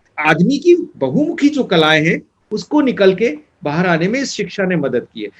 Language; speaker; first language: Hindi; non-native, local second language; Marathi